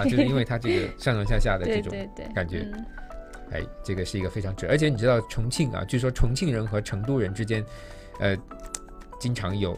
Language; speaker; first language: Chinese; native; Chinese